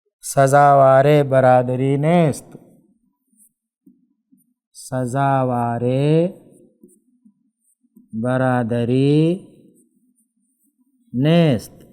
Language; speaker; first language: Persian; non-native, fluent; Urdu